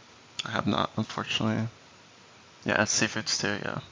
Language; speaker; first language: English; native; English